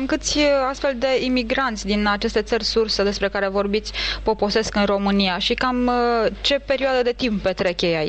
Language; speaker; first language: Romanian; native; Romanian